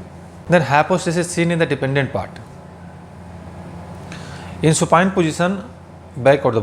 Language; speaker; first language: English; non-native, local second language; Hindi